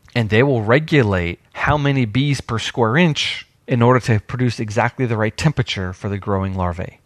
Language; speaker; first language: English; native; English